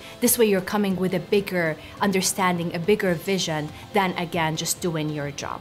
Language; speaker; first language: English; non-native, fluent; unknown